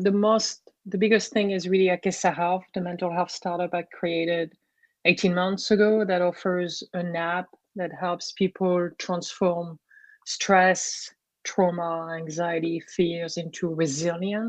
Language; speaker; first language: English; non-native, fluent; French